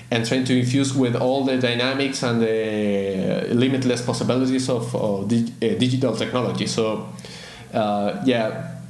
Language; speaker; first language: English; non-native, fluent; Spanish